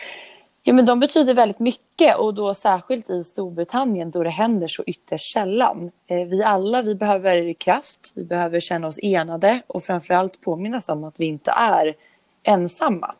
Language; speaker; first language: Swedish; native; Swedish